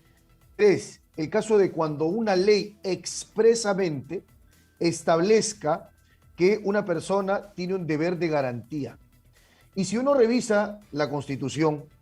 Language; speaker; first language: Spanish; native; Spanish